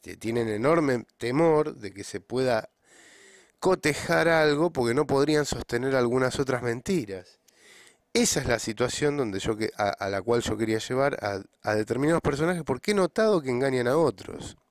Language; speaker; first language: Spanish; native; Spanish